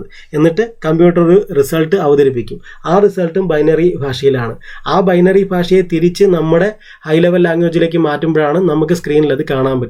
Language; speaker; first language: Malayalam; native; Malayalam